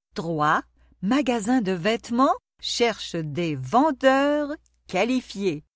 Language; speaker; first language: French; non-native, local second language; Arabic